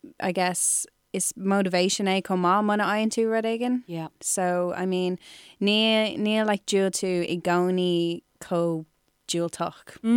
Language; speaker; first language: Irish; non-native, local second language; English